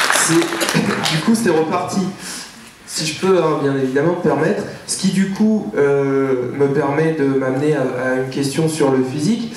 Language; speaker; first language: French; native; French